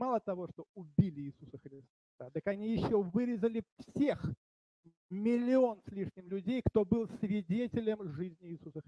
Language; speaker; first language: Czech; non-native, learner; Russian